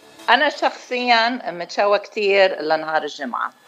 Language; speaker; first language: Arabic; early bilingual, heritage; Arabic